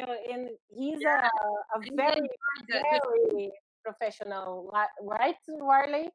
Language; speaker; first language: English; non-native, learner; Portuguese